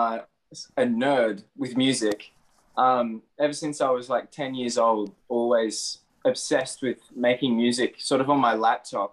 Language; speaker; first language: English; native; English